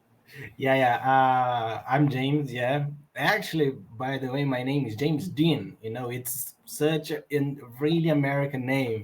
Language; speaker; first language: English; non-native, learner; Portuguese